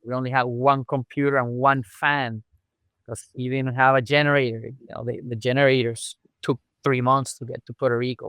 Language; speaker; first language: English; non-native, local second language; Spanish